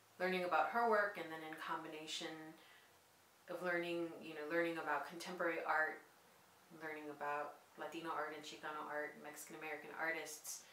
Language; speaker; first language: English; native; English